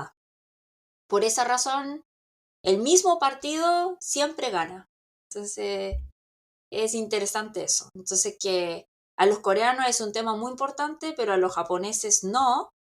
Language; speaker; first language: Spanish; non-native, local second language; Korean